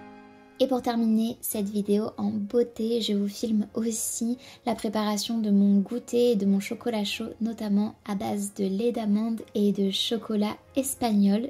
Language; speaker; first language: French; native; French